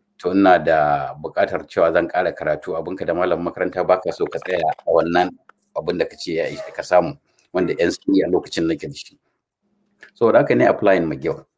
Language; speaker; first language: Hausa; native; Hausa